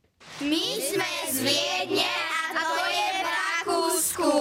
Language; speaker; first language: Slovak; early bilingual, heritage; Slovak